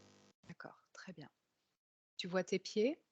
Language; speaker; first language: French; native; French